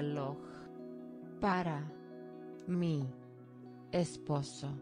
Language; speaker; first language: Spanish; non-native, learner; English